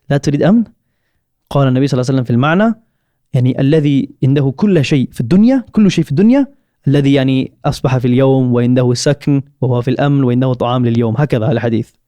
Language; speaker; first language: Arabic; non-native, fluent; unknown